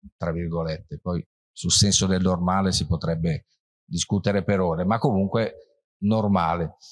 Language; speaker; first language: Italian; native; Italian